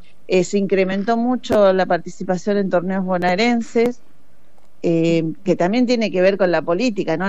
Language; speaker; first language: Spanish; native; Spanish